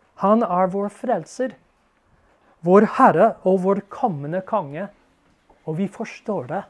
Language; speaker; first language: Norwegian; non-native, fluent; English